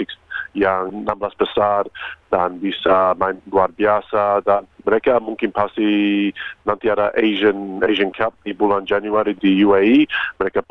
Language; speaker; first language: Indonesian; non-native, fluent; Croatian